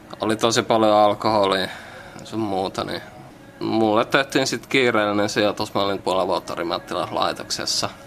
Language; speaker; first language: Finnish; native; Finnish